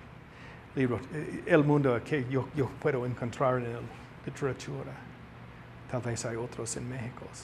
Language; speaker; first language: Spanish; non-native, learner; English